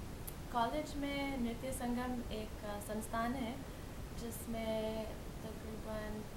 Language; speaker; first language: Hindi; early bilingual, heritage; Hindi